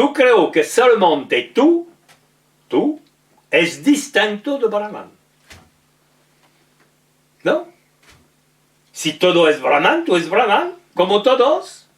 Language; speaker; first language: Spanish; non-native, learner; French